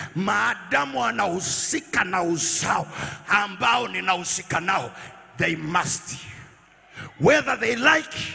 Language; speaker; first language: English; non-native, local second language; Swahili